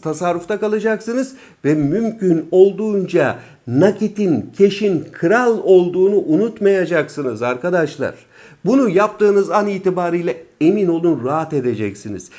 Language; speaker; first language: Turkish; native; Turkish